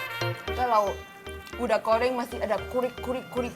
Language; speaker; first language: Indonesian; non-native, fluent; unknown